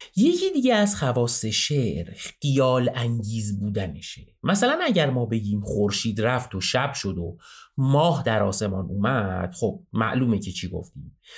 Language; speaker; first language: Persian; native; Persian